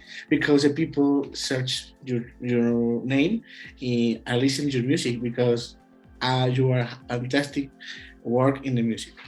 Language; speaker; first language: English; non-native, learner; Spanish